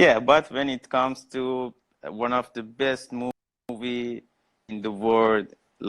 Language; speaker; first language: English; non-native, learner; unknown